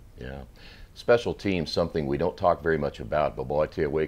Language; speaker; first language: English; native; English